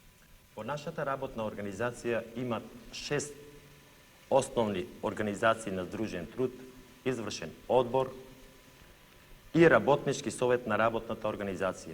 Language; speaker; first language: Macedonian; native; Macedonian